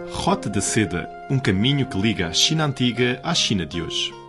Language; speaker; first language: Portuguese; non-native, fluent; Chinese